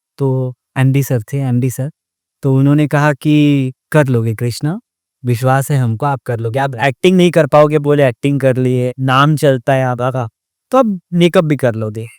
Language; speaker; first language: Hindi; non-native, local second language; Odia